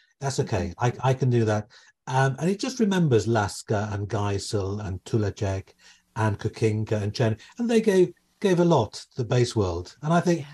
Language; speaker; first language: English; native; English